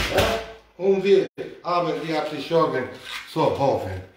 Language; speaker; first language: German; non-native, learner; Italian